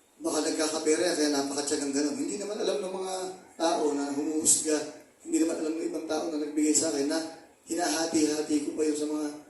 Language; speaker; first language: Filipino; native; Filipino